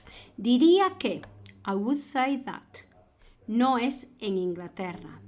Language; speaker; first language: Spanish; non-native, fluent; English